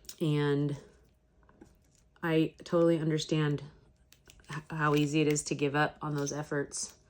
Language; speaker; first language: English; native; English